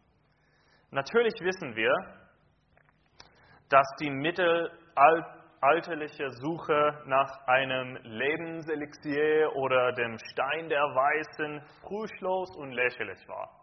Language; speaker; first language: German; non-native, fluent; English